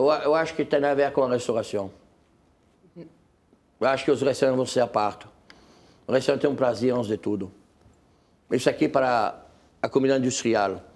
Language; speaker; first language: Portuguese; non-native, fluent; French